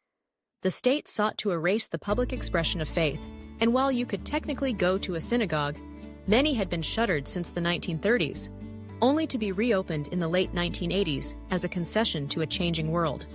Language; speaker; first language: English; early bilingual, other home language; Russian